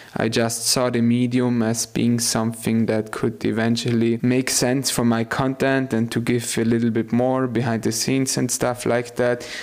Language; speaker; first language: English; non-native, fluent; German